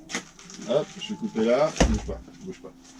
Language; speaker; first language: French; native; French